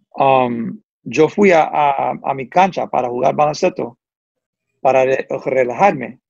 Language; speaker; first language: Spanish; early bilingual, heritage; Spanish